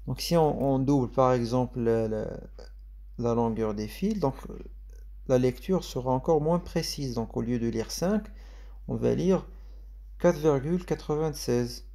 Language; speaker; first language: French; non-native, local second language; Arabic